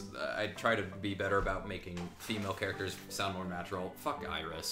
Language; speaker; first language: English; native; English